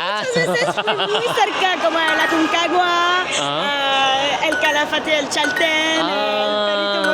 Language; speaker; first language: Spanish; non-native, fluent; French